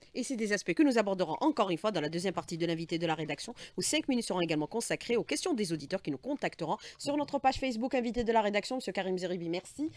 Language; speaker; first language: French; non-native, local second language; Arabic